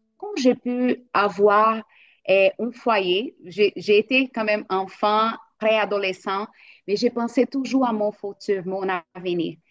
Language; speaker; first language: French; non-native, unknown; Portuguese